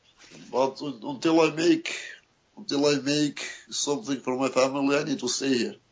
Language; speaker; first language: English; non-native, learner; Albanian